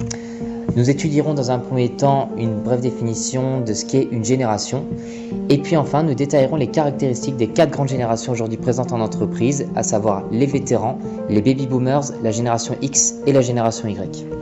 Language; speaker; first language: French; native; French